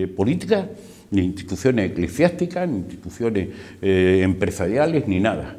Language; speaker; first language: Spanish; native; Spanish